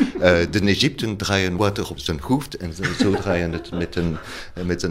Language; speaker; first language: Dutch; non-native, learner; French